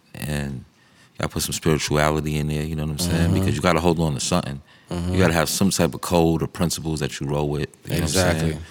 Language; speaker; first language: English; native; English